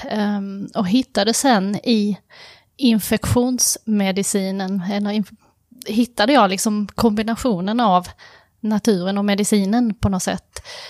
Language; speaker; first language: Swedish; native; Swedish